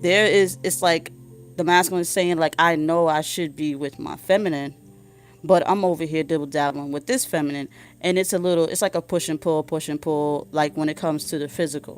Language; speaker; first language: English; native; English